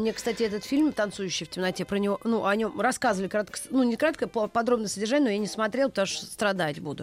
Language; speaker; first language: Russian; native; Russian